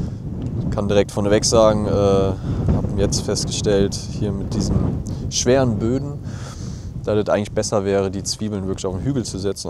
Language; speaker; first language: German; native; German